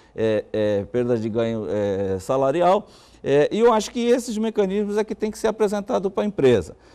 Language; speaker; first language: Portuguese; native; Portuguese